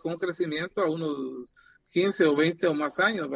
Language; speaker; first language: Spanish; native; Spanish